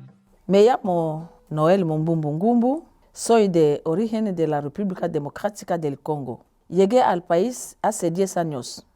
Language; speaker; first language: Spanish; non-native, learner; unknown